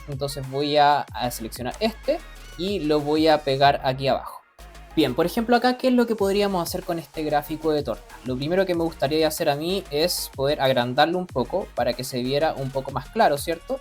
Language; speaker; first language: Spanish; native; Spanish